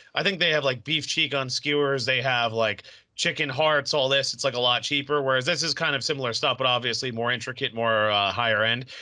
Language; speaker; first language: English; native; English